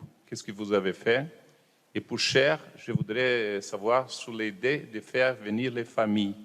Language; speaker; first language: French; non-native, fluent; Portuguese